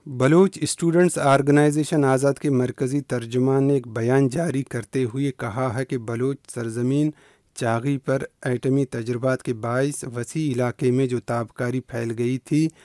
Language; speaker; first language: Urdu; non-native, local second language; Baluchi